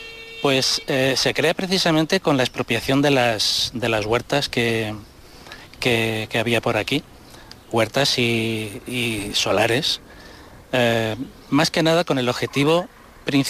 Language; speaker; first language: Spanish; native; Spanish